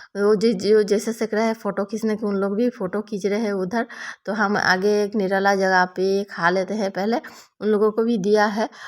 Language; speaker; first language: Hindi; non-native, local second language; Bangla